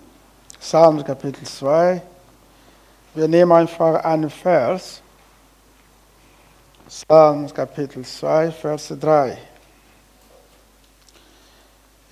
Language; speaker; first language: German; non-native, learner; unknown